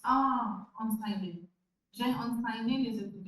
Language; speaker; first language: French; non-native, learner; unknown